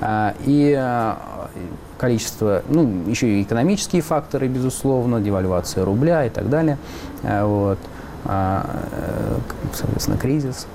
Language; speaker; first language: Russian; native; Russian